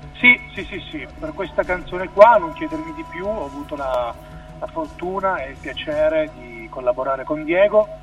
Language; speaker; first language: Italian; native; Italian